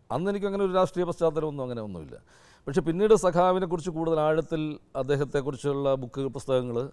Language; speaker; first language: Malayalam; native; Malayalam